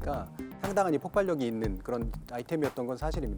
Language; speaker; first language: Korean; native; Korean